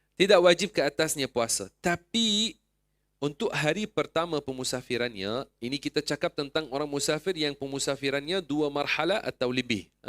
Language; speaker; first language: Malay; non-native, fluent; Arabic